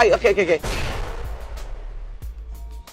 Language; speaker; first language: Indonesian; native; Indonesian